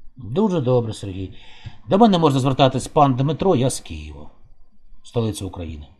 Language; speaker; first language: Ukrainian; native; Ukrainian